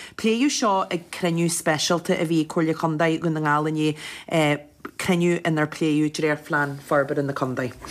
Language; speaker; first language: Irish; native; Irish